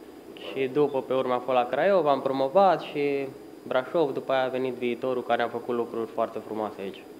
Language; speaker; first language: Romanian; early bilingual, heritage; Romanian